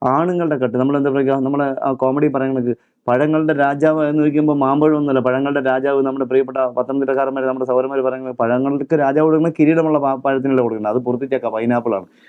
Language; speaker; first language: Malayalam; native; Malayalam